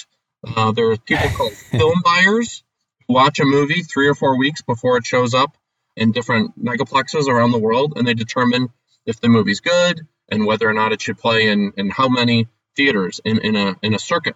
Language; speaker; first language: English; native; English